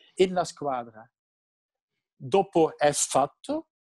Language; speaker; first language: Italian; non-native, learner; Dutch